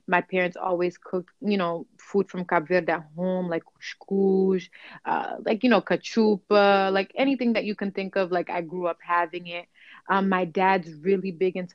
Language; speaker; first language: English; early bilingual, other home language; Kabuverdianu